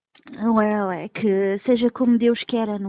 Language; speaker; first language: Portuguese; early bilingual, heritage; Portuguese